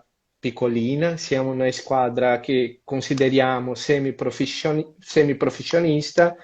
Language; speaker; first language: Italian; non-native, learner; Portuguese